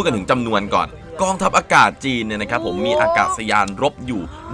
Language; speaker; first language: Thai; native; Thai